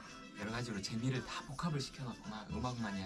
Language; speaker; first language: Korean; native; Korean